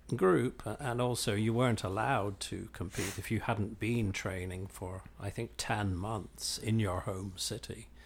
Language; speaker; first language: English; native; English